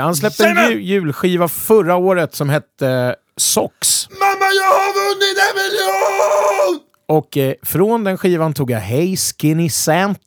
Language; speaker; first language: Swedish; native; Swedish